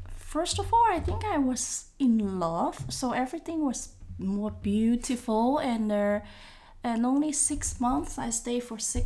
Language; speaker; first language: English; non-native, local second language; Cantonese